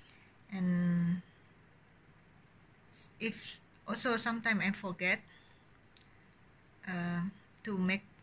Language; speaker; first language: English; non-native, learner; Indonesian